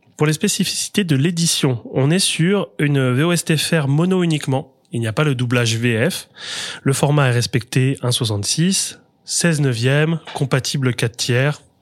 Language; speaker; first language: French; native; French